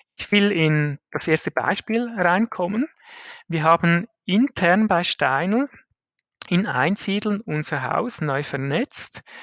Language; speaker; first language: German; native; German